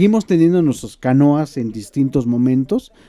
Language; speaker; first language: Spanish; native; Spanish